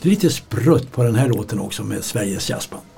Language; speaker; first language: Swedish; native; Swedish